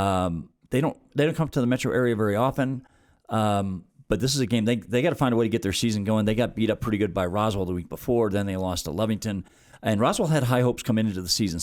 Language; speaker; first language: English; native; English